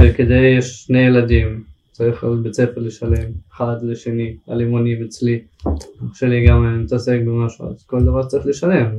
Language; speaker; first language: Hebrew; early bilingual, other home language; Russian